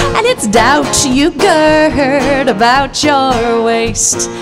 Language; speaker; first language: English; native; English